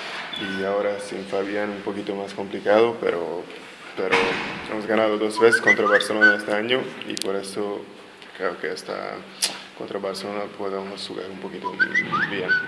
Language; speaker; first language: Spanish; non-native, learner; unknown